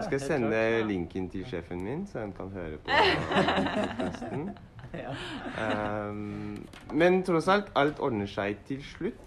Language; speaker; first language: Norwegian; non-native, learner; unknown